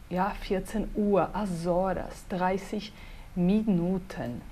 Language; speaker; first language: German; non-native, fluent; Portuguese